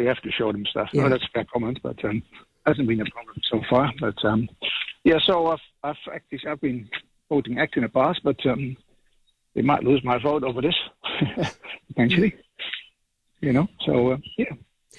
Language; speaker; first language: English; non-native, fluent; Dutch